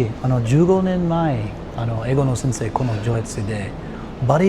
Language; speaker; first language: Japanese; non-native, learner; English